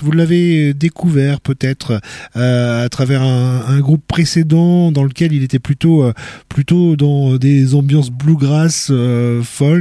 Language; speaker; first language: French; native; French